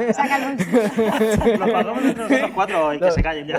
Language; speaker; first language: Spanish; non-native, local second language; Catalan